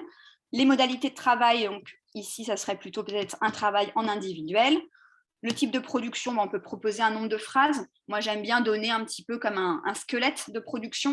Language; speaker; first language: French; native; French